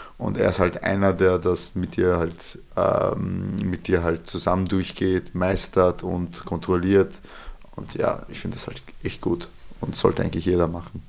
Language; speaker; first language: German; early bilingual, other home language; Serbian